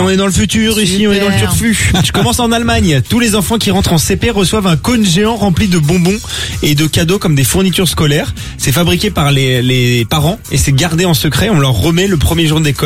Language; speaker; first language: French; native; French